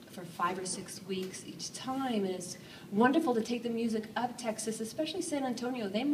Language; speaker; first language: English; native; English